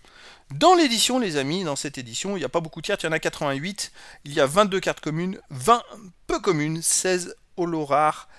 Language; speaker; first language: French; native; French